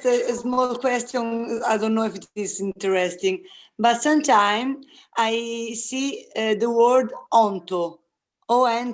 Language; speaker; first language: English; non-native, learner; Italian